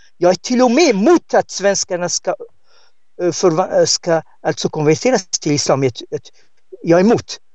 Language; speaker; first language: Swedish; non-native, fluent; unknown